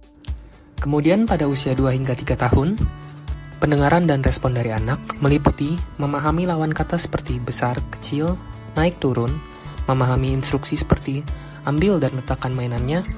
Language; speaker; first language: Indonesian; native; Indonesian